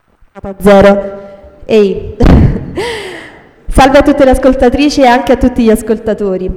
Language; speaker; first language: Italian; native; Italian